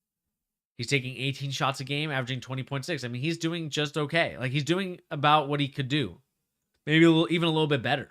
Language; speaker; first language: English; native; English